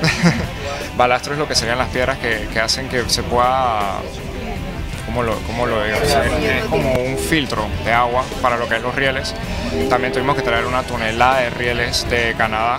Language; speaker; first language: Spanish; native; Spanish